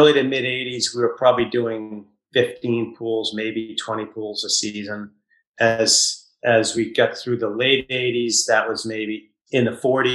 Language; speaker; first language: English; native; English